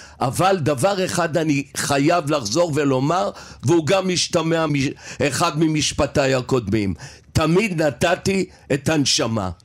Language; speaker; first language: Hebrew; native; Hebrew